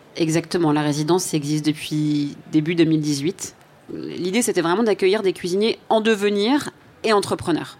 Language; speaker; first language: French; native; French